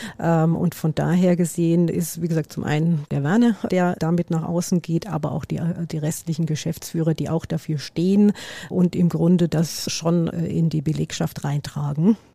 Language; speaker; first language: German; native; German